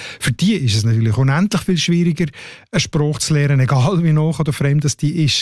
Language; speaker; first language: German; native; German